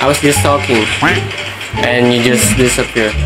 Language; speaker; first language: English; non-native, local second language; Filipino